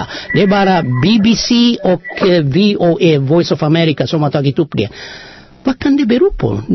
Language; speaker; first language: Swedish; non-native, fluent; Amharic